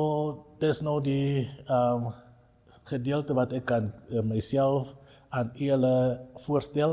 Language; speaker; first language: Afrikaans; non-native, local second language; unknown